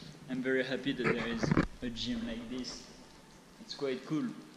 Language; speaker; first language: English; non-native, fluent; French